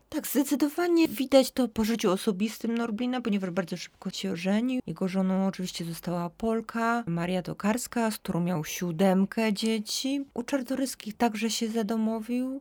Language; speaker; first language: Polish; native; Polish